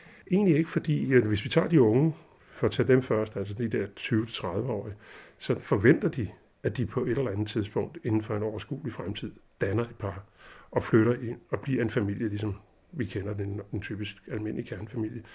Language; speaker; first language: Danish; native; Danish